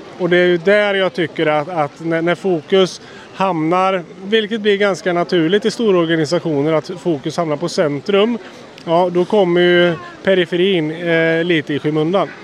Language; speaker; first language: Swedish; native; Swedish